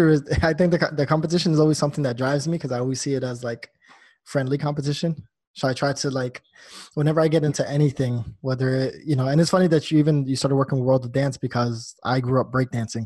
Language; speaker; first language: English; native; English